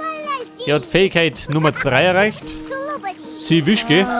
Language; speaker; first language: German; native; German